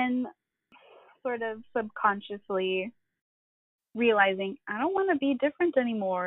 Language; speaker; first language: English; non-native, local second language; Filipino